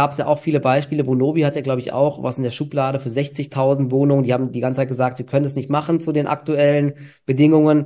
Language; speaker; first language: German; native; German